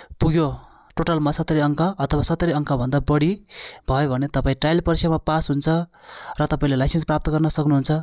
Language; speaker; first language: Nepali; non-native, local second language; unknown